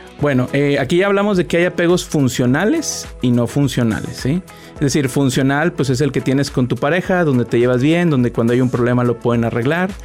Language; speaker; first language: Spanish; native; Spanish